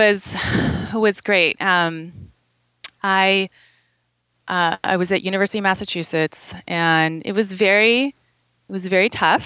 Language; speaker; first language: English; native; English